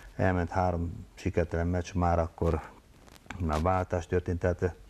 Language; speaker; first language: Hungarian; native; Hungarian